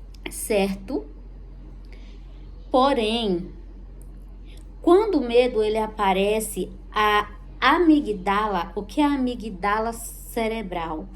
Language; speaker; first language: Portuguese; native; Portuguese